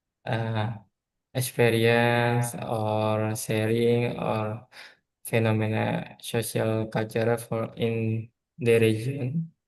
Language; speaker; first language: English; non-native, learner; Indonesian